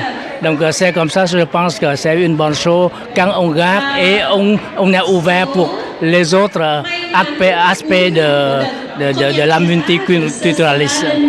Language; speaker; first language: French; non-native, fluent; Vietnamese